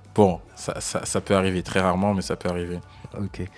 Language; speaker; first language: French; native; French